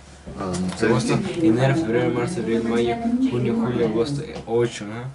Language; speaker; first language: Spanish; early bilingual, heritage; Spanish